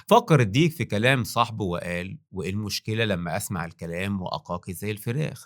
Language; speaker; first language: Arabic; native; Arabic